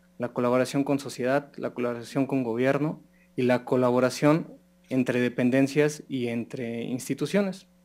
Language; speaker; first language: Spanish; native; Spanish